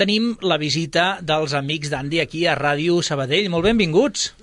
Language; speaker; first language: Catalan; native; Catalan